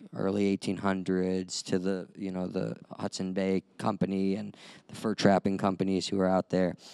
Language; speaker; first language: English; native; English